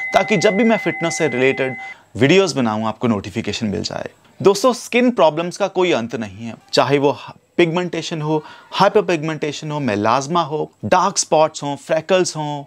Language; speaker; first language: Hindi; native; Hindi